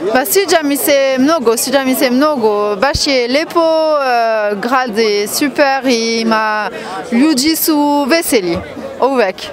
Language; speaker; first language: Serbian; non-native, learner; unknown